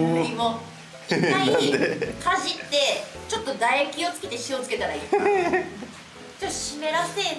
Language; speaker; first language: Japanese; native; Japanese